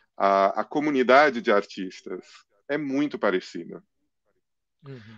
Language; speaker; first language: Portuguese; early bilingual, other home language; English